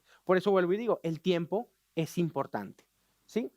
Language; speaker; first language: Spanish; native; Spanish